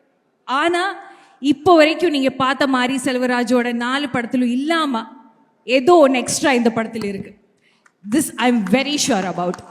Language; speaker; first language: Tamil; non-native, learner; Malayalam